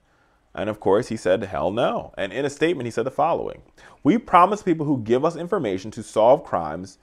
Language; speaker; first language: English; native; English